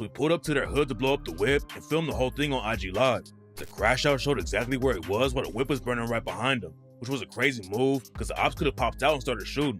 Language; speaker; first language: English; native; English